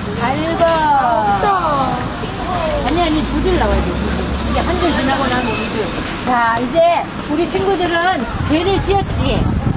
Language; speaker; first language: Korean; native; Korean